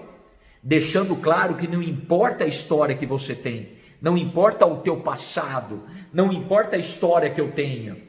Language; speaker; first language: Portuguese; native; Portuguese